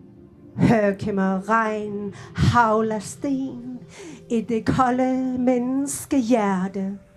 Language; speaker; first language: Danish; non-native, local second language; Kalaallisut